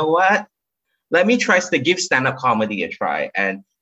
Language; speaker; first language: English; non-native, local second language; Chinese